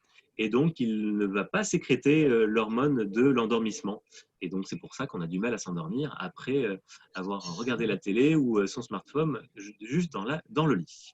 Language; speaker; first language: French; native; French